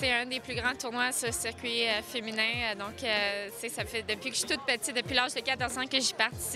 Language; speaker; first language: French; native; French